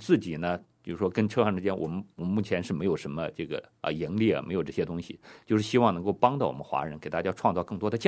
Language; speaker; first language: Chinese; native; Chinese